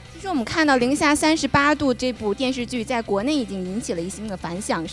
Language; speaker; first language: Chinese; native; Chinese